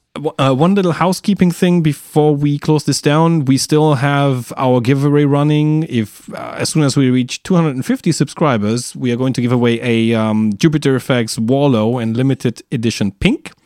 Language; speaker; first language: English; non-native, fluent; German